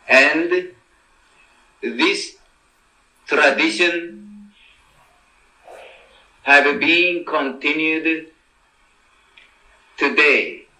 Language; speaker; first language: English; non-native, learner; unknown